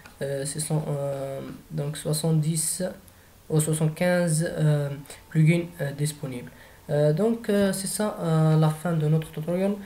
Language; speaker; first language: French; non-native, fluent; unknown